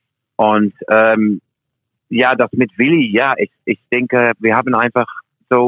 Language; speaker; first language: German; non-native, fluent; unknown